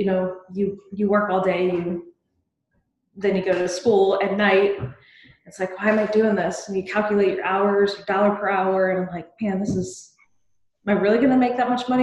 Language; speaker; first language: English; native; English